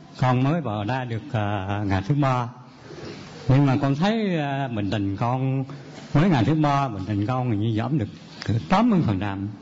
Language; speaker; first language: Vietnamese; native; Vietnamese